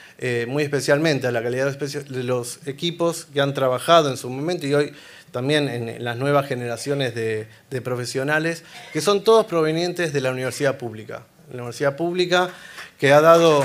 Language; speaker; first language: Spanish; native; Spanish